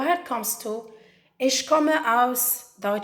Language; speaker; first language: German; non-native, learner; Arabic